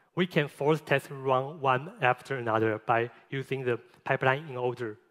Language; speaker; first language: English; non-native, fluent; Chinese